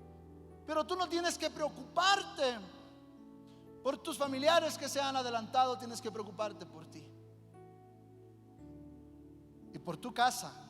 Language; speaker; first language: Spanish; native; Spanish